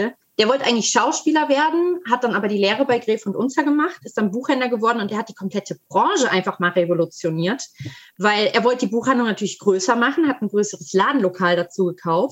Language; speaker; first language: German; native; German